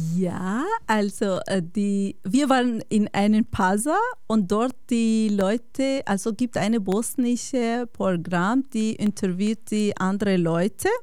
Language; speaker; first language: German; non-native, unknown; Kurdish